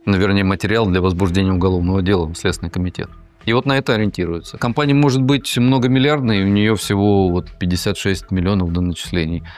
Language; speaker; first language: Russian; native; Russian